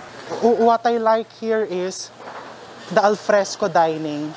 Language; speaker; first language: English; non-native, local second language; Filipino